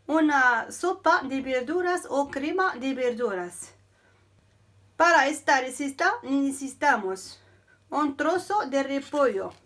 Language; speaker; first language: Spanish; non-native, fluent; Arabic